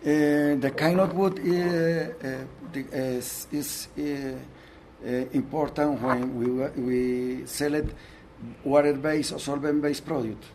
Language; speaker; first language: English; non-native, learner; Spanish